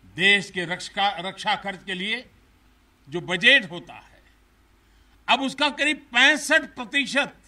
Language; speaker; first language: Hindi; non-native, local second language; Gujarati